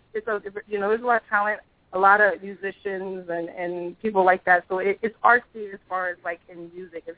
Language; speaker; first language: English; native; English